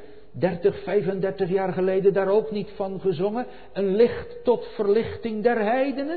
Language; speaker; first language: Dutch; native; Dutch